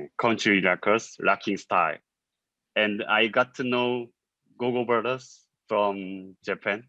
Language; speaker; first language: English; non-native, learner; Korean